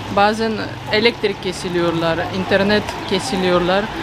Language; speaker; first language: Turkish; non-native, learner; Ukrainian